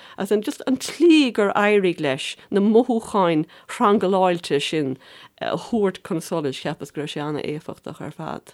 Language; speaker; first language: Irish; native; Irish